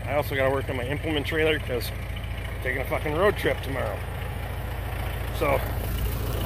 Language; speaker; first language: English; native; English